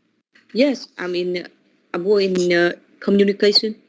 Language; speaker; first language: English; non-native, learner; Vietnamese